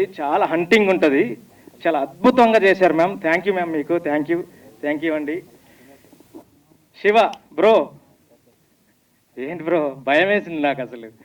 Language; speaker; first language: Telugu; native; Telugu